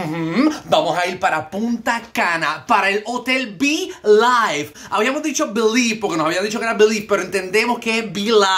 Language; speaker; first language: Spanish; native; Spanish